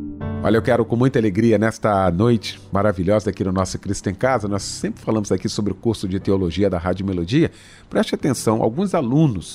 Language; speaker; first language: Portuguese; native; Portuguese